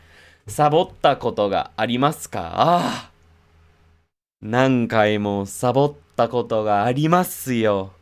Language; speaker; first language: Japanese; non-native, fluent; English